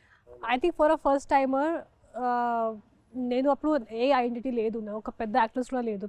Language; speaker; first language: Telugu; non-native, fluent; Hindi